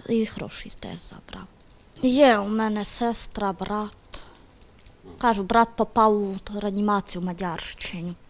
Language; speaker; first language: Ukrainian; native; Ukrainian